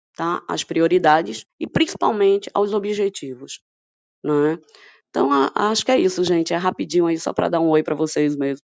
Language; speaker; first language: Portuguese; native; Portuguese